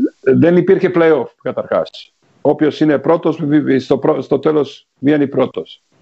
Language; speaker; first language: Greek; non-native, fluent; Serbian